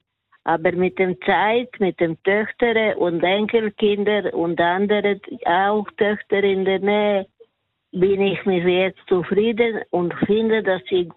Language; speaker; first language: German; non-native, learner; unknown